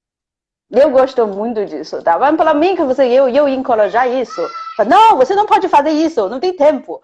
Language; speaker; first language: Portuguese; non-native, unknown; Chinese